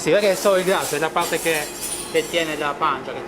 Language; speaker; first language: Italian; native; Italian